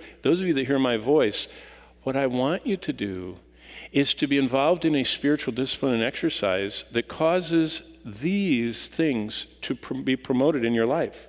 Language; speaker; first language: English; native; English